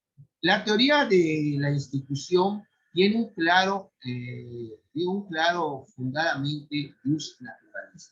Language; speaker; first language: Spanish; native; Spanish